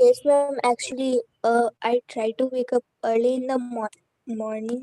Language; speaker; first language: English; non-native, learner; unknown